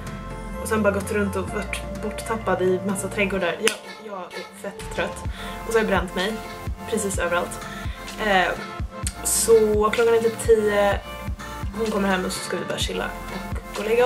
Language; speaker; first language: Swedish; native; Swedish